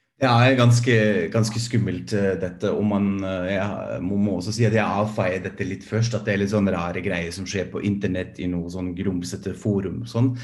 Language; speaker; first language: Norwegian; non-native, fluent; German